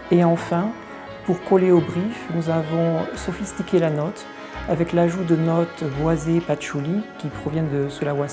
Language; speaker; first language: French; native; French